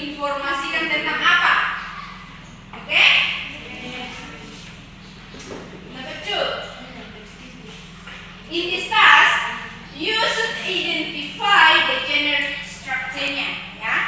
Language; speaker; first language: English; non-native, fluent; Indonesian